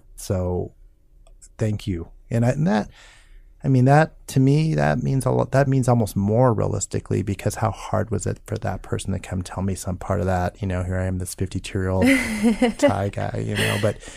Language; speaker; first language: English; native; English